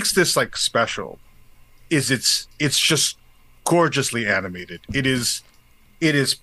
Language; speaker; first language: English; native; English